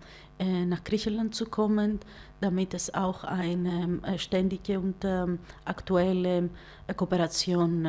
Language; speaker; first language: German; non-native, fluent; Greek